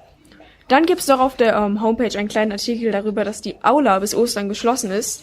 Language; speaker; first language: German; native; German